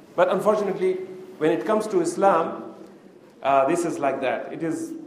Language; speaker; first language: English; non-native, local second language; Urdu